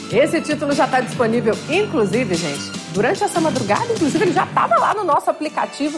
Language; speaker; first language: Portuguese; native; Portuguese